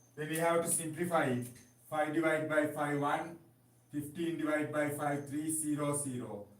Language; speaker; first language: English; non-native, local second language; Sinhala